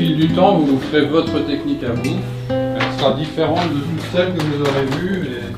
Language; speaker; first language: French; native; French